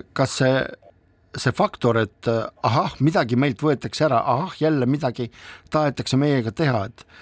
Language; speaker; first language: Estonian; non-native, local second language; Russian